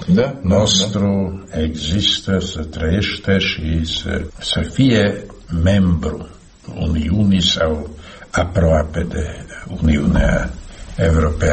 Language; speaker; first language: Romanian; non-native, fluent; Slovak